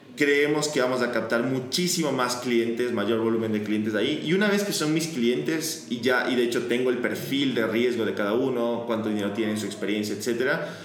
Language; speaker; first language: Spanish; native; Spanish